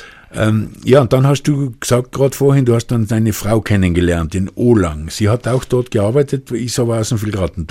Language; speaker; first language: German; native; German